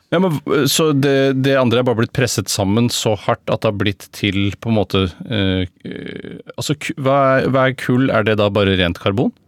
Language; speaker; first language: Norwegian; native; Norwegian